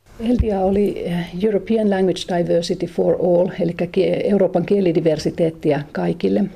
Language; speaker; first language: Finnish; native; Finnish